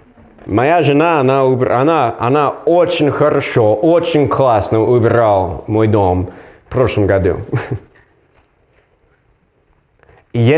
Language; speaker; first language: Russian; non-native, learner; English